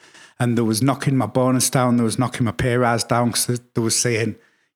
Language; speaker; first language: English; native; English